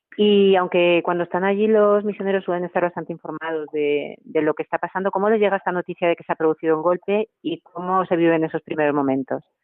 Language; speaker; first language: Spanish; native; Spanish